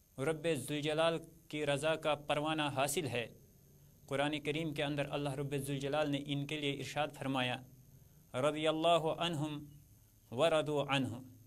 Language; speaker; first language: Urdu; non-native, local second language; Kashmiri